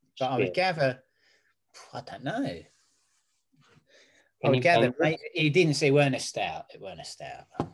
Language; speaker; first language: English; native; English